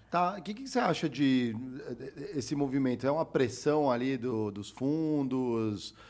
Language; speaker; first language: Portuguese; native; Portuguese